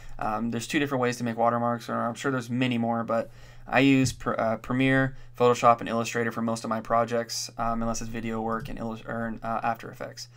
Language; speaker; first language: English; native; English